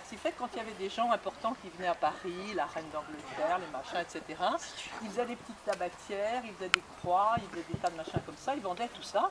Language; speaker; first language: French; native; French